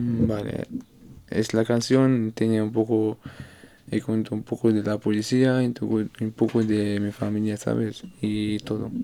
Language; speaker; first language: Spanish; non-native, learner; Arabic